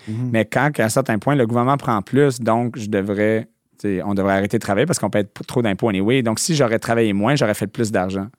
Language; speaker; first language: French; non-native, local second language; English